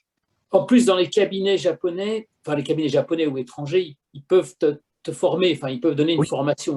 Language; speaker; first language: French; native; French